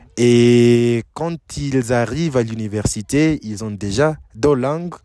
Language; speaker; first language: French; non-native, fluent; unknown